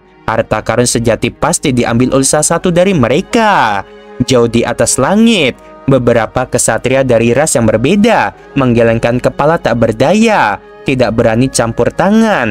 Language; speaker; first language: Indonesian; native; Indonesian